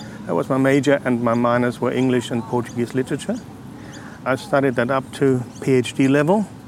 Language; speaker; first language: English; non-native, fluent; German